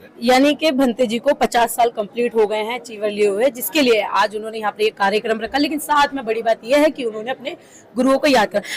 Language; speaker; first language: Hindi; native; Hindi